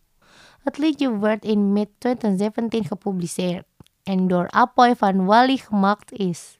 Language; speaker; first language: Dutch; non-native, fluent; Indonesian